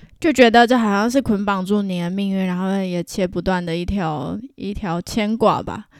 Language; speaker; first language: Chinese; native; Chinese